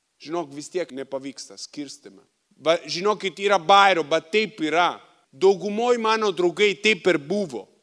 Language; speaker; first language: Lithuanian; non-native, fluent; Italian